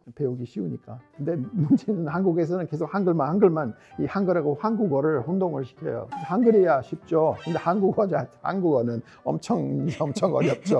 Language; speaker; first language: Korean; non-native, fluent; English